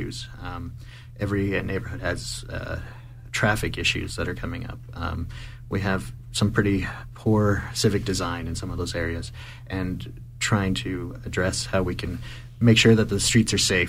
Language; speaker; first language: English; native; English